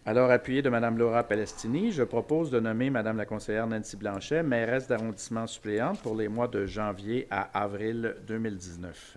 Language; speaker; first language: French; native; French